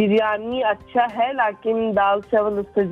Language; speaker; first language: Hindi; non-native, fluent; Turkish